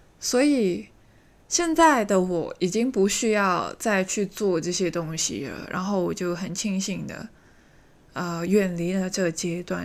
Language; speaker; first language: Chinese; native; Chinese